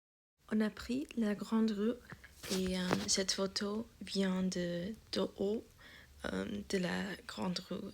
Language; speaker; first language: French; non-native, learner; English